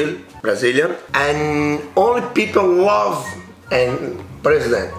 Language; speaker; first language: English; non-native, learner; Portuguese